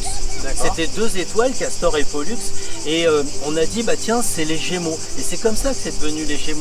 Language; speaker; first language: French; native; French